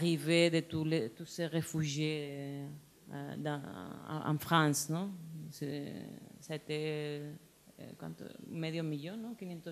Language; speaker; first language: French; non-native, learner; Spanish